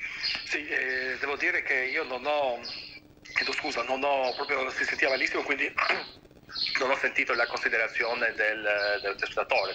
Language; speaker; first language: Italian; native; Italian